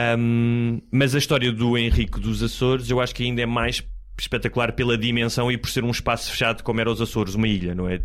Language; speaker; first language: Portuguese; native; Portuguese